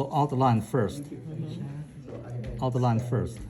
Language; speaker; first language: English; non-native, fluent; Chinese